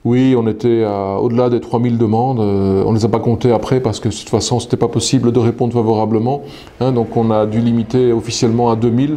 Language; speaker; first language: French; native; French